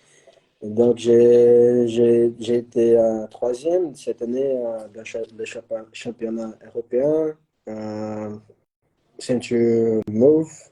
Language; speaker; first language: French; non-native, learner; Portuguese